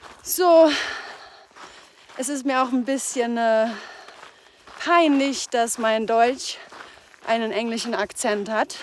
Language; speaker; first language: German; early bilingual, heritage; English